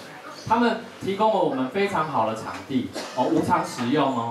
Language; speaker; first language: Chinese; native; Chinese